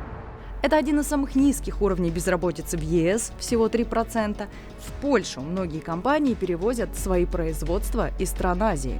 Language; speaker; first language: Russian; native; Russian